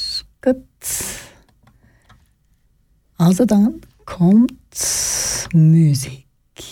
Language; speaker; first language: German; non-native, fluent; Georgian